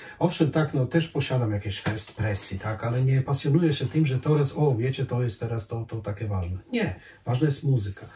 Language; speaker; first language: Polish; non-native, fluent; Croatian